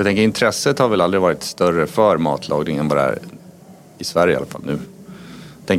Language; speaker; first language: Swedish; native; Swedish